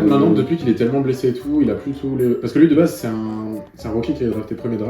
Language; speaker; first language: French; native; French